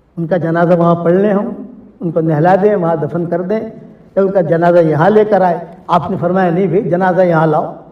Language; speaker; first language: Urdu; native; Urdu